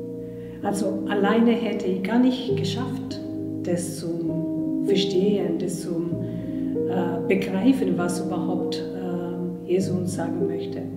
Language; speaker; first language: German; non-native, fluent; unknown